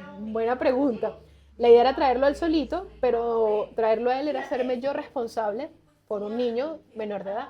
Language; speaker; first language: Spanish; native; Spanish